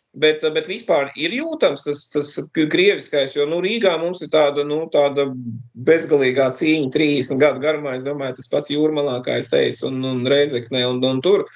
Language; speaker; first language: Latvian; native; Latvian